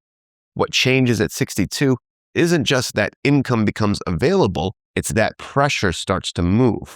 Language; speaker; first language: English; native; English